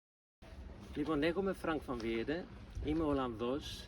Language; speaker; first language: Greek; non-native, fluent; Dutch